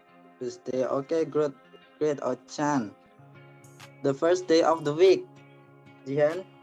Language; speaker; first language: English; non-native, learner; Indonesian